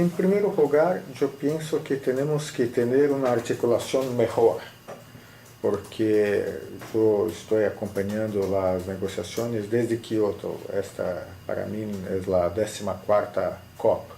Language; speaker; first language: Spanish; non-native, fluent; Portuguese